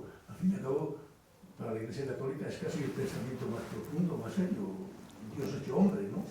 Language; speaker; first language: Spanish; native; Spanish